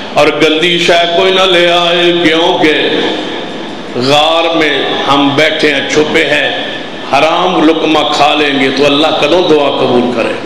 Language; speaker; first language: Urdu; non-native, local second language; Punjabi